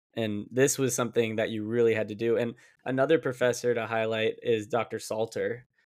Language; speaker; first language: English; native; English